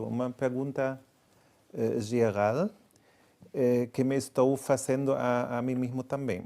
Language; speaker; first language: Portuguese; non-native, fluent; German